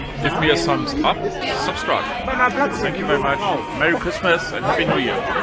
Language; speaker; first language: English; non-native, learner; German